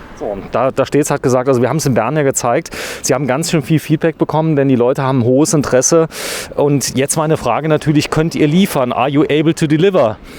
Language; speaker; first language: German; native; German